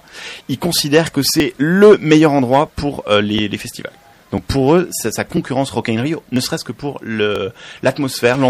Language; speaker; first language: French; native; French